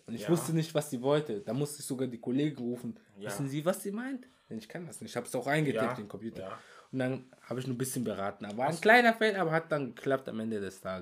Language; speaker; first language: German; early bilingual, other home language; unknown